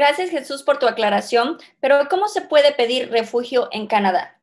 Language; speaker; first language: Spanish; native; Spanish